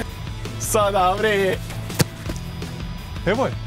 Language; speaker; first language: Spanish; non-native, fluent; Croatian